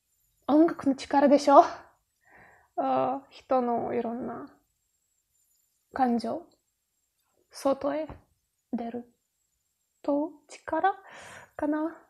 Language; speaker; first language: Japanese; non-native, learner; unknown